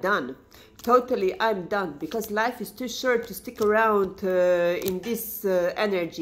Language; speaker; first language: English; non-native, fluent; Serbian